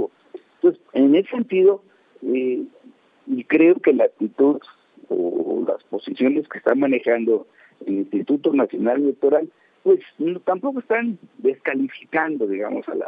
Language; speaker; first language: Spanish; native; Spanish